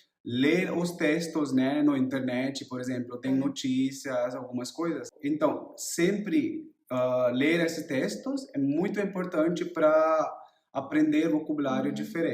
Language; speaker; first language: Portuguese; non-native, learner; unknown